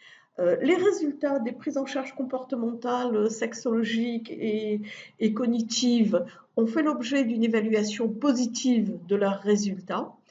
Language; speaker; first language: French; native; French